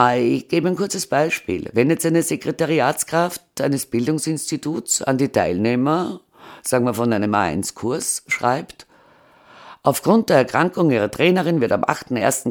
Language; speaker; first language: German; native; German